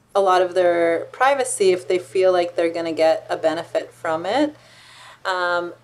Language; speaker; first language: English; non-native, fluent; Hebrew